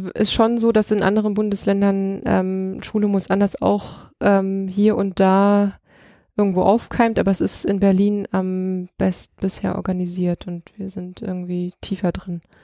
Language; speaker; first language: German; early bilingual, other home language; Russian